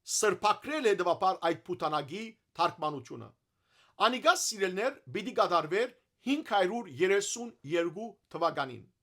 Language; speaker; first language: Armenian; native; Armenian